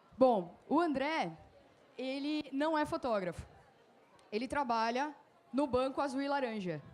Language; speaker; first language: Portuguese; native; Portuguese